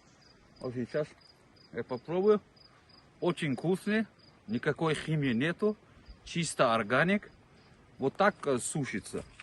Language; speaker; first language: Russian; non-native, local second language; Tajik